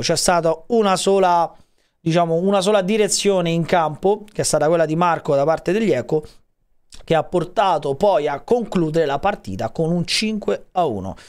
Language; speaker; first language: Italian; native; Italian